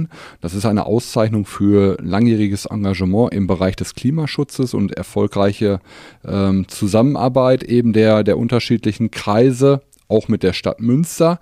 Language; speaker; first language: German; native; German